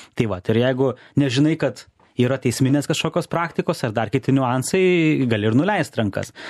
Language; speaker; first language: Lithuanian; native; Lithuanian